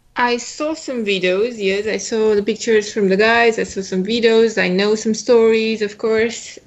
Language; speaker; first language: English; non-native, fluent; Romanian